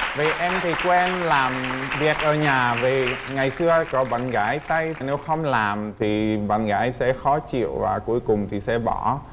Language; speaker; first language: Vietnamese; non-native, fluent; Czech